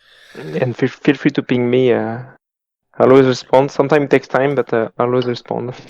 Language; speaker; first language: English; non-native, fluent; French